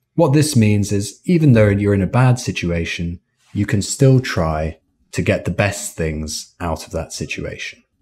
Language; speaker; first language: English; native; English